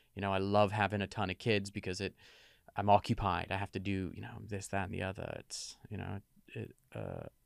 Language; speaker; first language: English; native; English